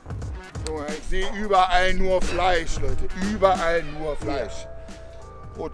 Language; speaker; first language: German; native; German